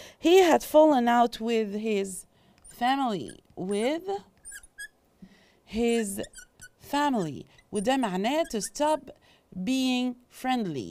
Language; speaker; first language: English; non-native, fluent; Arabic